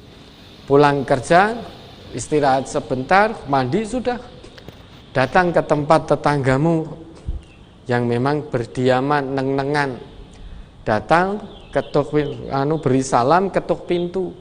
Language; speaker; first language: Indonesian; non-native, local second language; Javanese